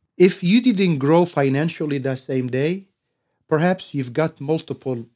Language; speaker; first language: English; non-native, fluent; Arabic